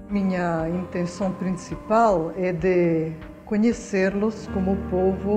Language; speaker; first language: Portuguese; non-native, fluent; Hungarian